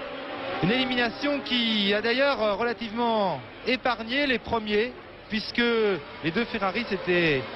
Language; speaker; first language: French; native; French